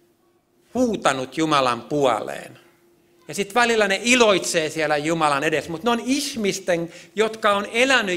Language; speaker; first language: Finnish; native; Finnish